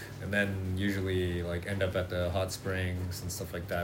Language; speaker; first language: English; native; English